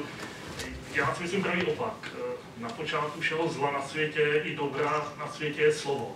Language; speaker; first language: Czech; native; Czech